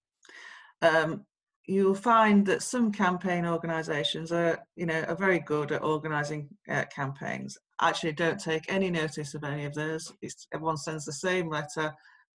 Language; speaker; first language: English; native; English